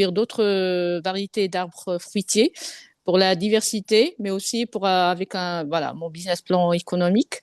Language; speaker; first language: French; non-native, local second language; Arabic